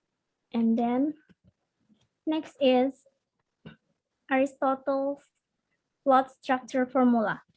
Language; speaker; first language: English; non-native, learner; Indonesian